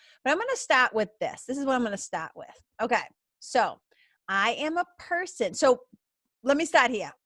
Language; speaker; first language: English; native; English